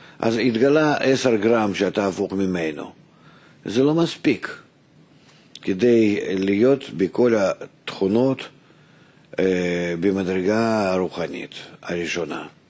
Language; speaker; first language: Hebrew; non-native, fluent; Russian